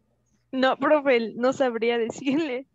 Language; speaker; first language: Spanish; native; Spanish